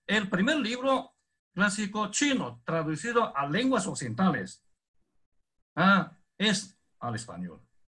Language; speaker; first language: Spanish; non-native, fluent; Chinese